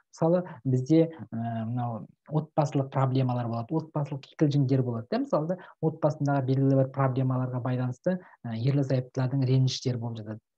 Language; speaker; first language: Kazakh; native; Kazakh